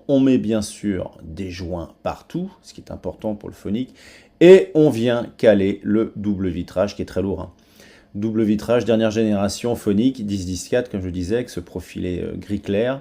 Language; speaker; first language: French; native; French